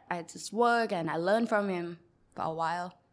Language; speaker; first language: English; non-native, learner; Thai